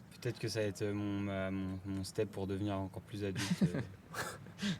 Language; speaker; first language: French; native; French